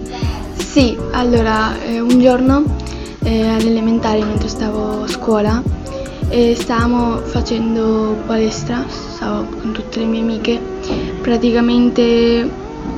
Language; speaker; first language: Italian; early bilingual, other home language; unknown